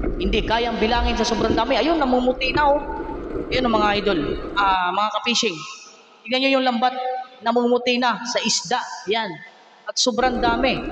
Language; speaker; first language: Filipino; non-native, local second language; Cebuano